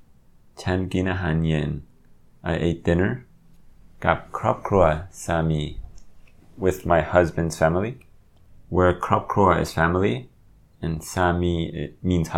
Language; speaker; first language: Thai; non-native, learner; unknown